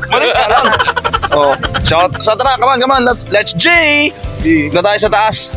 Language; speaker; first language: Filipino; native; Filipino